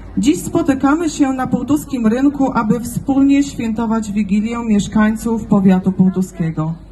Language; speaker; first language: Polish; native; Polish